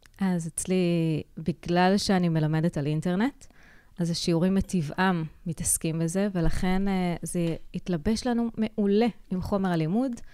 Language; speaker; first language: Hebrew; native; Hebrew